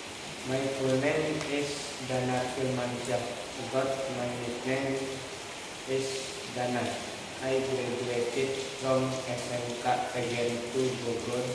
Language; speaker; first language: English; non-native, learner; Indonesian